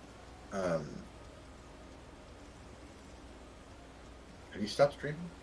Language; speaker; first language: English; native; English